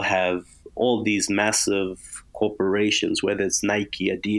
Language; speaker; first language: English; native; English